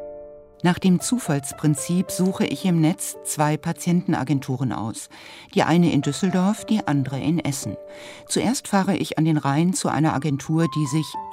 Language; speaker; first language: German; native; German